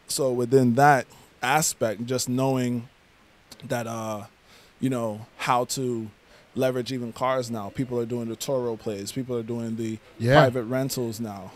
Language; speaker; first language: English; native; English